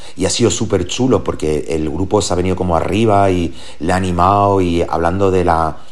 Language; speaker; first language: Spanish; early bilingual, heritage; German